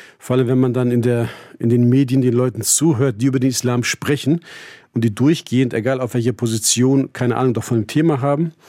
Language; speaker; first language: German; early bilingual, other home language; Turkish